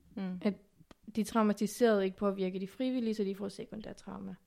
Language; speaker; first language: Danish; early bilingual, other home language; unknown